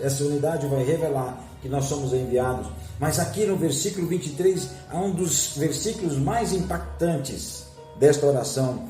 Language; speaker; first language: Portuguese; native; Portuguese